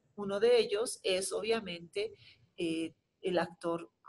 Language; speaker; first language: Spanish; native; Spanish